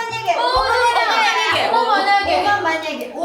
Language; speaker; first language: Korean; native; Korean